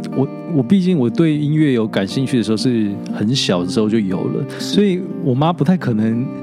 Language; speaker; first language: Chinese; native; Chinese